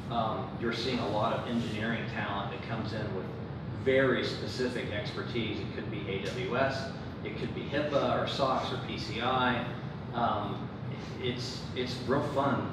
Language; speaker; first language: English; native; English